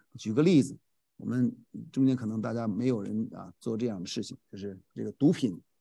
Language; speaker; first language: Chinese; native; Chinese